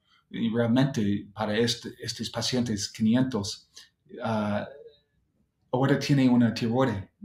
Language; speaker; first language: Spanish; non-native, fluent; English